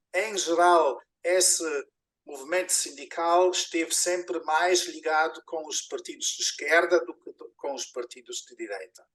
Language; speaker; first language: Portuguese; non-native, fluent; German